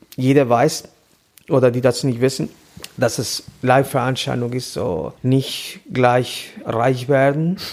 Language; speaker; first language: German; non-native, fluent; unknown